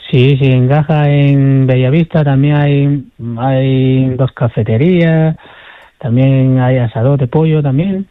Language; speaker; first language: Spanish; non-native, fluent; Chinese